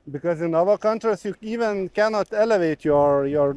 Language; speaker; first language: English; non-native, learner; Lithuanian